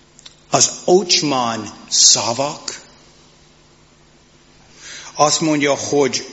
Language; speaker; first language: Hungarian; non-native, fluent; English